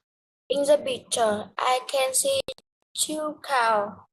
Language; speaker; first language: English; non-native, learner; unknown